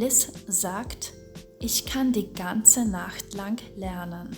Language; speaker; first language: German; non-native, fluent; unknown